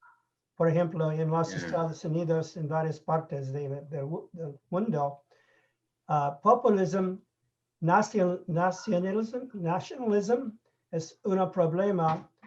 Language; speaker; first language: Spanish; non-native, learner; English